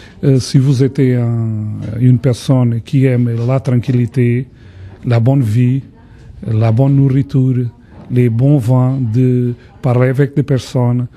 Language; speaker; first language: French; non-native, fluent; Portuguese